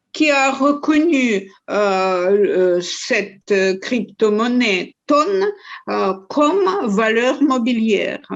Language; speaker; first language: French; non-native, fluent; Russian